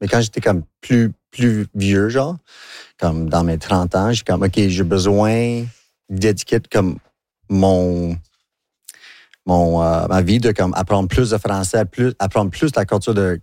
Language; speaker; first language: French; non-native, local second language; English